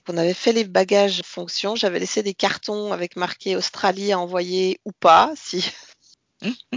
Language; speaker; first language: French; native; French